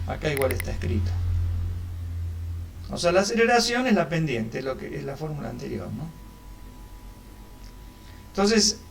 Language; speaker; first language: Spanish; native; Spanish